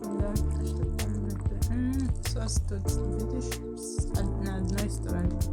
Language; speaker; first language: Russian; non-native, learner; English